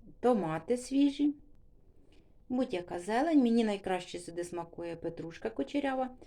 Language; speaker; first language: Ukrainian; non-native, local second language; Russian